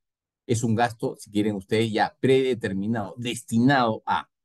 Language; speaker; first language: Spanish; native; Spanish